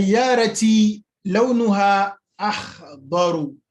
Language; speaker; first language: Arabic; non-native, fluent; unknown